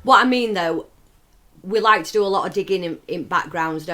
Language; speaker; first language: English; native; English